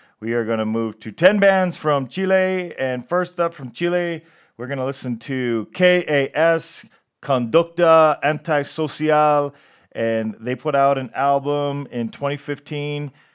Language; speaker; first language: English; native; English